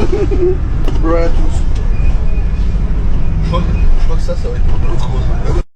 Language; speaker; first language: French; native; French